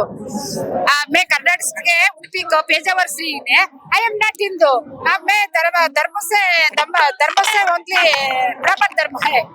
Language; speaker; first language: Hindi; non-native, local second language; Kannada